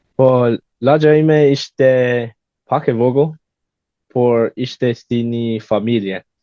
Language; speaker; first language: Albanian; non-native, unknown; English